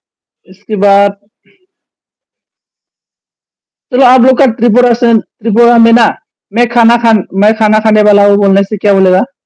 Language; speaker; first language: Hindi; non-native, local second language; Bodo